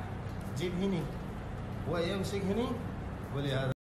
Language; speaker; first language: Arabic; non-native, learner; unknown